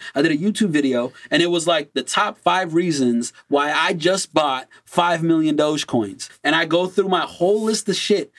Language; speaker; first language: English; non-native, fluent; Portuguese